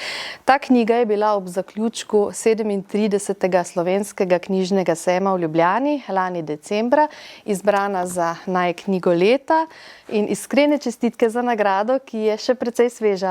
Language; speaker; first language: Slovenian; native; Slovenian